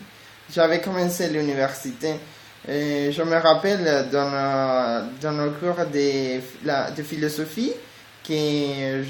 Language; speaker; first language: French; non-native, learner; Spanish